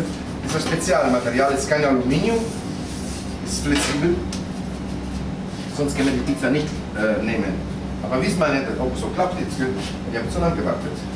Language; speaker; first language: German; non-native, fluent; Italian